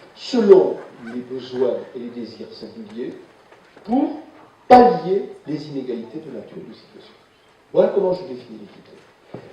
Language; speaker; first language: French; native; French